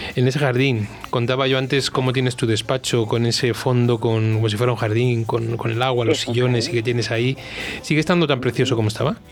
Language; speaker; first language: Spanish; native; Spanish